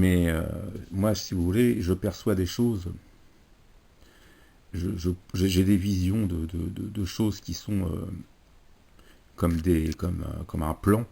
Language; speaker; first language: French; native; French